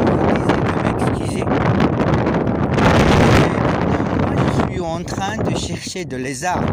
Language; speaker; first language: French; non-native, learner; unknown